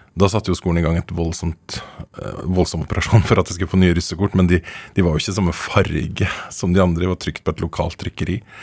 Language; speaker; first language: Norwegian; native; Norwegian